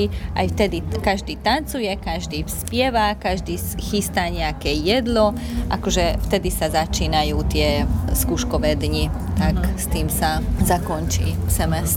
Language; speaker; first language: Slovak; non-native, local second language; Hungarian